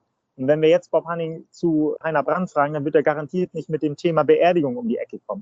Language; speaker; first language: German; native; German